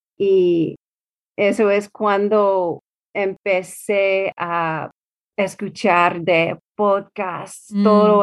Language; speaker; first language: Spanish; non-native, learner; English